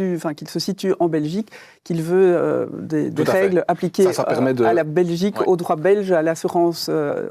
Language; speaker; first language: French; native; French